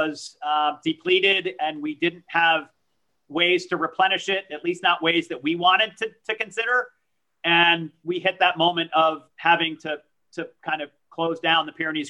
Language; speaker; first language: English; early bilingual, other home language; French